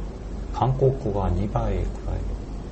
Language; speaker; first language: Japanese; non-native, learner; Korean